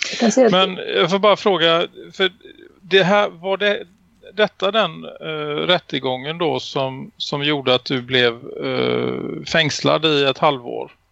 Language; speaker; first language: Swedish; native; Swedish